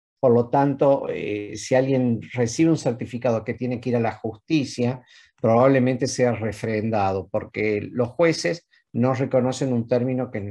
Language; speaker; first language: Spanish; native; Spanish